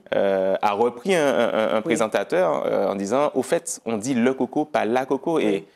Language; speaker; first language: French; native; French